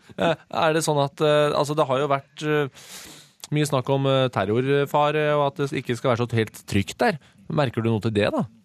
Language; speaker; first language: Norwegian; native; Norwegian